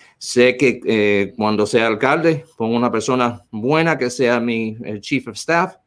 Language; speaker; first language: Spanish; early bilingual, heritage; Spanish